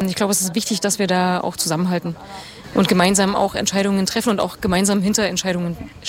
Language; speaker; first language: German; native; German